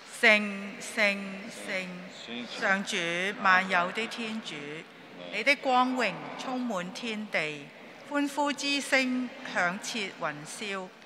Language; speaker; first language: Chinese; non-native, local second language; Cantonese